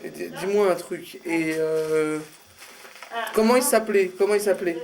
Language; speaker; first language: French; native; French